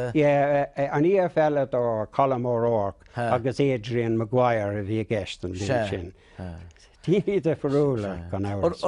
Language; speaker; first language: Irish; non-native, local second language; English